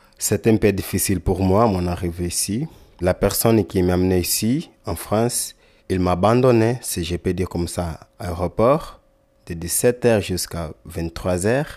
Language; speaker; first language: French; non-native, learner; Lingala